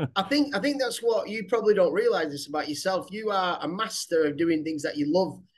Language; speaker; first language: English; native; English